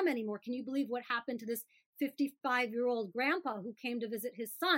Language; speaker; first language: English; native; English